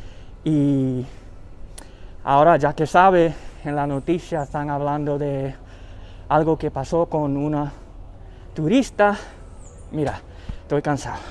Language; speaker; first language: Spanish; early bilingual, heritage; English